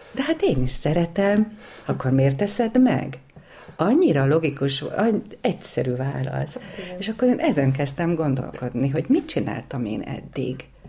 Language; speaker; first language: Hungarian; native; Hungarian